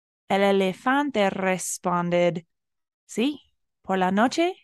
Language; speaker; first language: Spanish; non-native, fluent; English